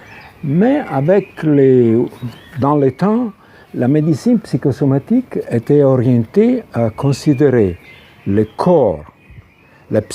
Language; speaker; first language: French; non-native, fluent; Italian